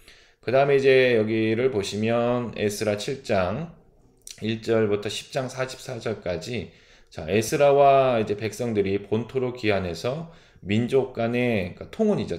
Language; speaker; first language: Korean; native; Korean